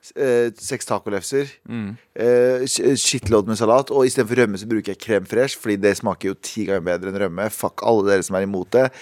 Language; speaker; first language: Norwegian; early bilingual, other home language; Kurdish